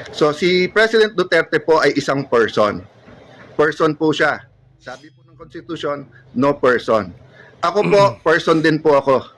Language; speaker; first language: Filipino; native; Filipino